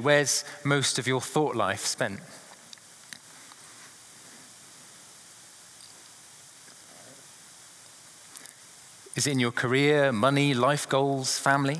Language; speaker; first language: English; native; English